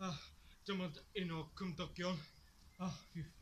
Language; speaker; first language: Welsh; non-native, learner; English